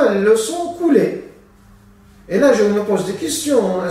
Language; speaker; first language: French; non-native, local second language; Arabic